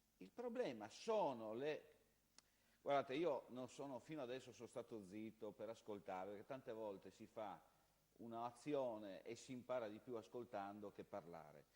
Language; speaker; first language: Italian; native; Italian